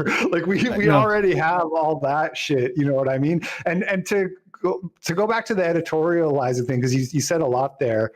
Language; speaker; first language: English; native; English